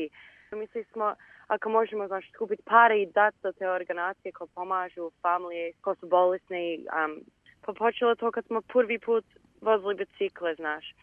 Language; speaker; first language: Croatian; early bilingual, heritage; Bosnian